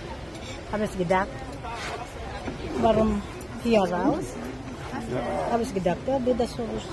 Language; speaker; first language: German; non-native, learner; Filipino